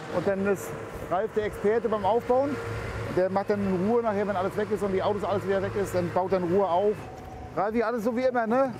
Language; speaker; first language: German; native; German